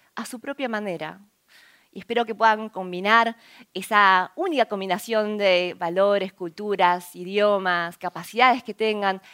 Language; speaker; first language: Spanish; early bilingual, other home language; Korean